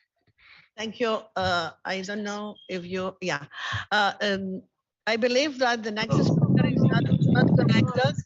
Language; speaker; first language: English; non-native, learner; Spanish